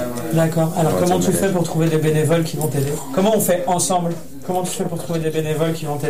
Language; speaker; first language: French; native; French